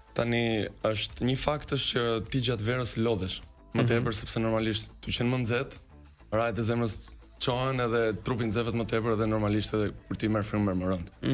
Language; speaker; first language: Albanian; early bilingual, heritage; Albanian